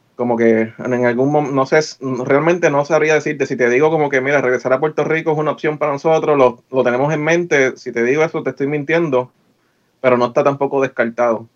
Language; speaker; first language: Spanish; native; Spanish